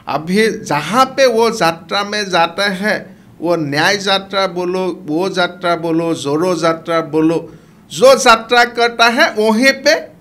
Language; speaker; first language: Hindi; non-native, local second language; Assamese